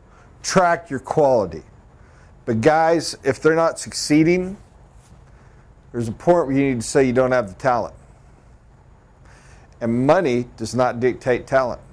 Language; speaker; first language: English; native; English